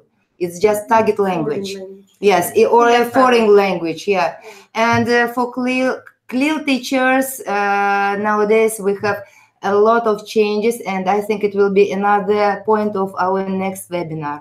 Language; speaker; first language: English; non-native, fluent; Uzbek